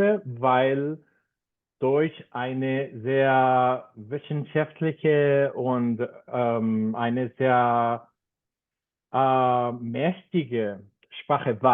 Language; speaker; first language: German; non-native, fluent; Spanish